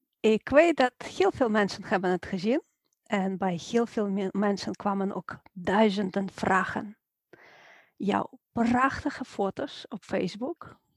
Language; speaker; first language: Dutch; non-native, fluent; Ukrainian